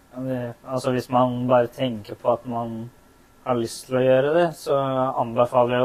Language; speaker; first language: Norwegian; early bilingual, other home language; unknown